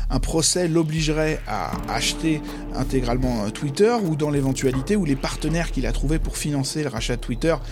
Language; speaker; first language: French; native; French